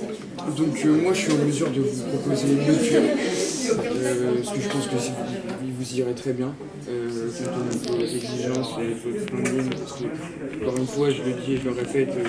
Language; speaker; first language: French; native; French